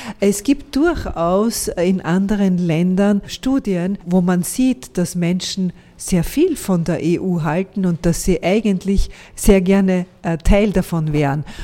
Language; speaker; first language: German; native; German